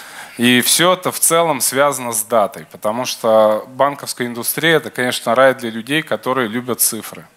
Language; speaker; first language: Russian; native; Russian